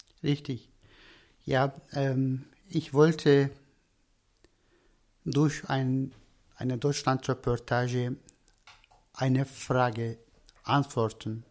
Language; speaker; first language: German; non-native, learner; Turkish